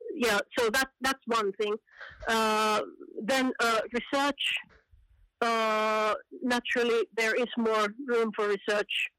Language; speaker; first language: English; non-native, fluent; Finnish